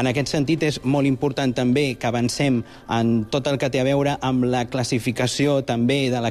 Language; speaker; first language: Catalan; native; Catalan